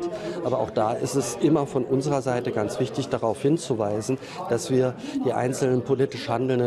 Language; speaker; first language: German; native; German